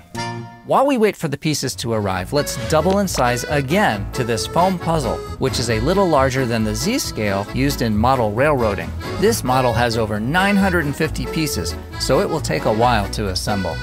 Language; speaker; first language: English; native; English